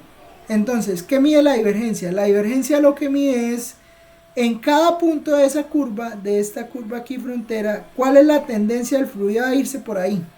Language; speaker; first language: Spanish; native; Spanish